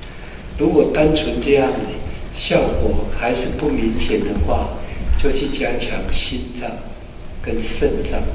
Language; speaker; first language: Chinese; native; Chinese